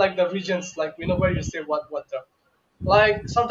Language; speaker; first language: English; non-native, local second language; Bangla